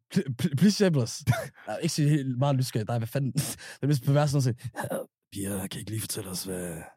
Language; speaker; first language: Danish; early bilingual, other home language; Somali